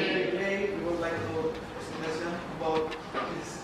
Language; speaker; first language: English; non-native, learner; Indonesian